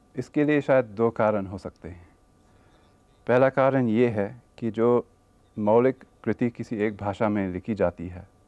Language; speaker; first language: Hindi; non-native, fluent; English